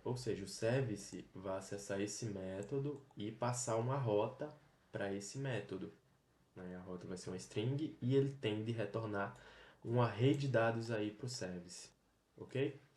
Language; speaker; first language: Portuguese; native; Portuguese